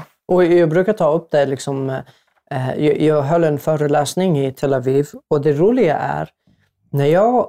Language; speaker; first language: Swedish; non-native, fluent; Arabic